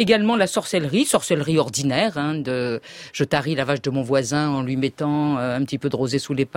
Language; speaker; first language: French; native; French